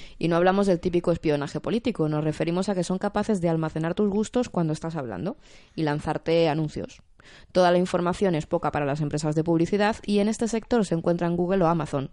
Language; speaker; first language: Spanish; native; Spanish